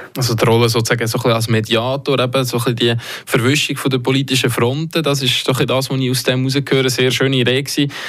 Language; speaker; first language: German; native; German